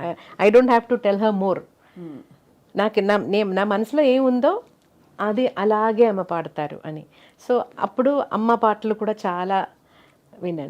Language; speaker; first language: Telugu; non-native, local second language; Malayalam